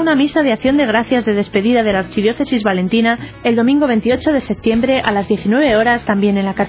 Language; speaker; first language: Spanish; native; Spanish